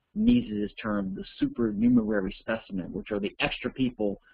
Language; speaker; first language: English; native; English